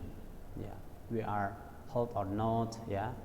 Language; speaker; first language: English; non-native, learner; Indonesian